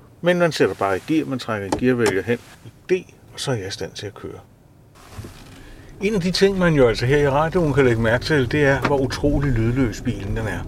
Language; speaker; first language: Danish; native; Danish